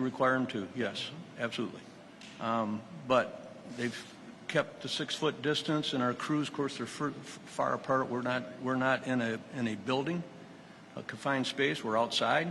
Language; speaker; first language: English; native; English